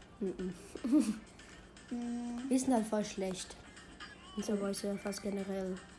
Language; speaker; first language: German; native; German